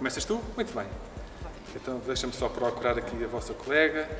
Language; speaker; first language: Portuguese; native; Portuguese